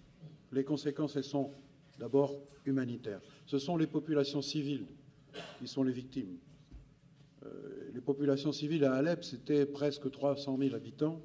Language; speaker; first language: French; native; French